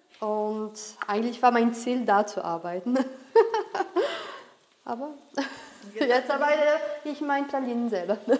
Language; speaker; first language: German; non-native, local second language; Portuguese